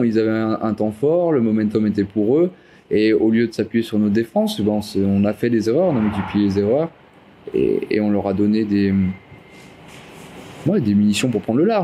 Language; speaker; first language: French; native; French